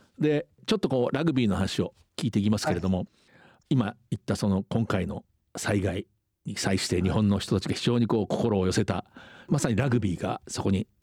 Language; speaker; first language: Japanese; native; Japanese